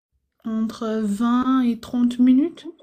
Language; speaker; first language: French; non-native, fluent; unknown